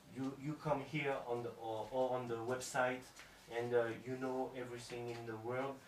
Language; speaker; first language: English; non-native, fluent; French